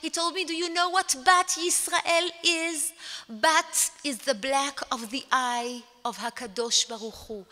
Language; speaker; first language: English; non-native, fluent; Hebrew